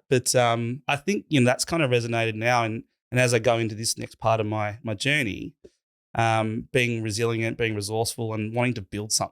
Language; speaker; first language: English; native; English